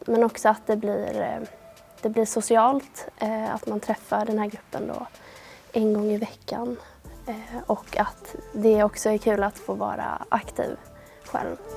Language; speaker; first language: Swedish; native; Swedish